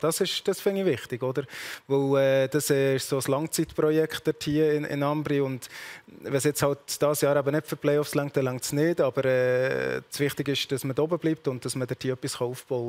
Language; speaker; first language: German; native; German